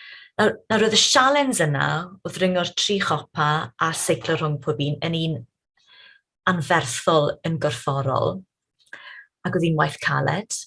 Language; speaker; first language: Welsh; native; Welsh